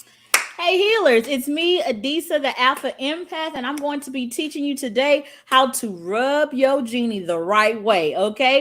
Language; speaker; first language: English; native; English